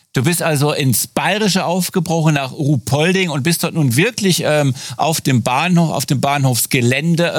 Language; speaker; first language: German; native; German